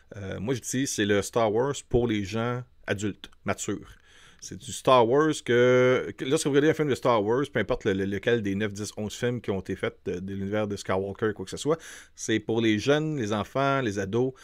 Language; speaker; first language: French; native; French